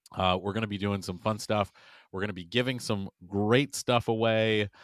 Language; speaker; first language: English; native; English